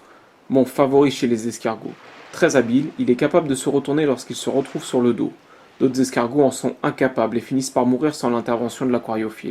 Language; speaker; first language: French; native; French